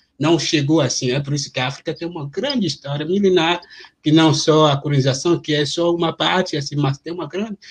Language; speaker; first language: Portuguese; non-native, fluent; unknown